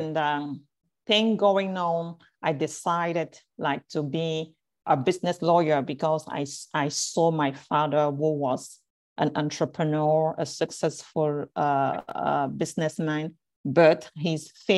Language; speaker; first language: English; non-native, fluent; French